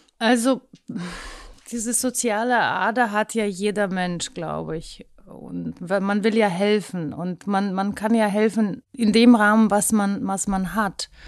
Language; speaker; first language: German; non-native, fluent; Ukrainian